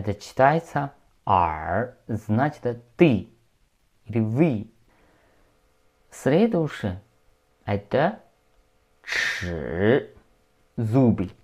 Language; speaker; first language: Russian; non-native, learner; Chinese